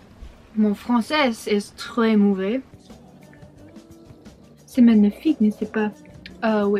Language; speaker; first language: French; non-native, learner; English